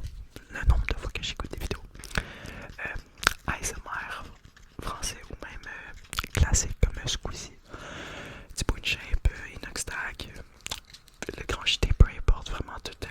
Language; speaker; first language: French; native; French